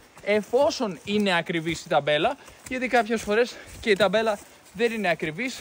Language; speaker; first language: Greek; native; Greek